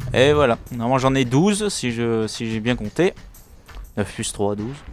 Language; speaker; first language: French; native; French